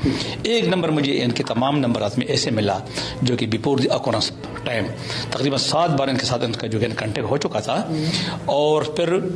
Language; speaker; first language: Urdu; non-native, local second language; Pashto